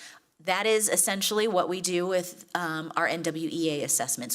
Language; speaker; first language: English; native; English